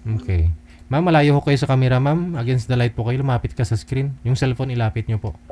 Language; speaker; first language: Filipino; native; Filipino